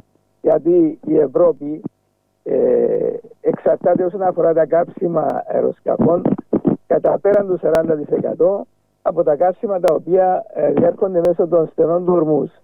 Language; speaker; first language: Greek; native; Greek